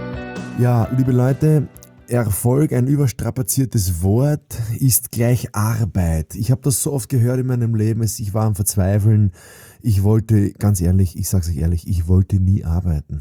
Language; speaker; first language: German; native; German